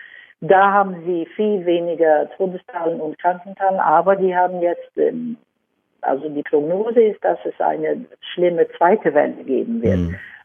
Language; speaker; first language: German; non-native, fluent; Swedish